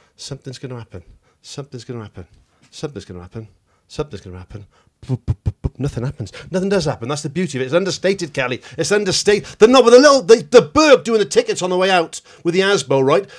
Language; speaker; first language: English; native; English